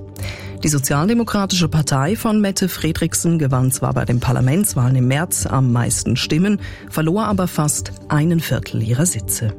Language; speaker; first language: German; native; German